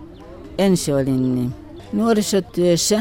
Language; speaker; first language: Finnish; non-native, fluent; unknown